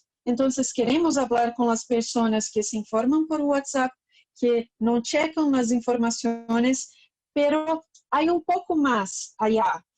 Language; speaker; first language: Spanish; non-native, fluent; Portuguese